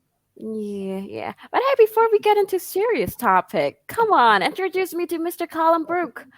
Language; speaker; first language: English; non-native, fluent; Khmer